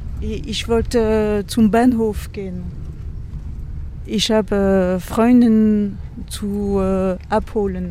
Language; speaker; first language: German; non-native, learner; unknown